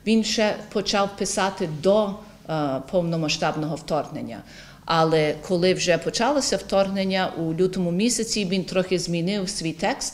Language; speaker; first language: Ukrainian; early bilingual, heritage; Ukrainian